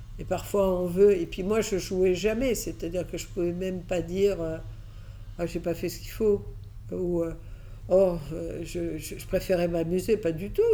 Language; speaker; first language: French; early bilingual, other home language; Catalan